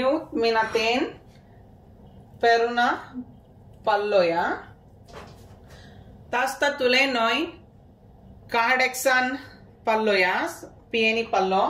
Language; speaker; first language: Finnish; non-native, learner; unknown